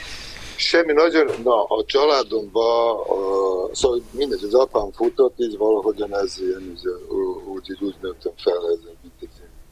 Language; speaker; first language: Hungarian; non-native, fluent; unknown